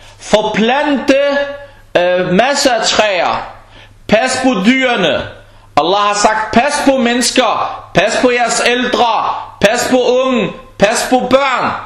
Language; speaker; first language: Danish; non-native, fluent; Arabic